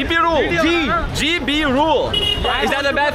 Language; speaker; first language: English; non-native, learner; Lithuanian